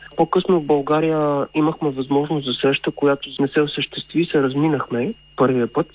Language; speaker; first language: Bulgarian; native; Bulgarian